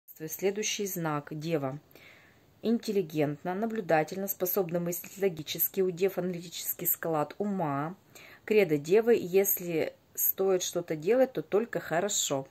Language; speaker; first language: Russian; native; Russian